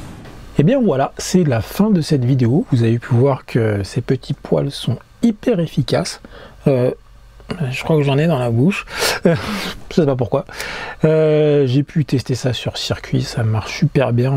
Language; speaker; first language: French; native; French